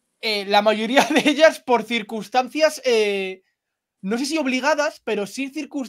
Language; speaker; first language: Spanish; native; Spanish